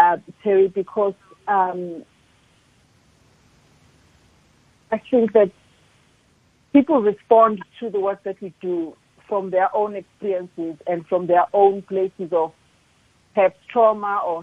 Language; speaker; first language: English; non-native, local second language; Zulu